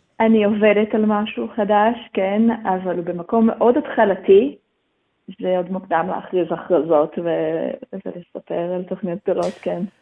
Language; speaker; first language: Hebrew; native; Hebrew